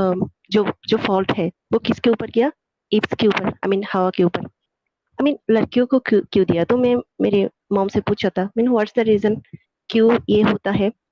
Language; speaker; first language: Hindi; non-native, fluent; Bangla